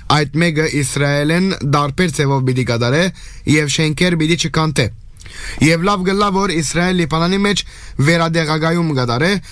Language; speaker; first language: Armenian; native; Armenian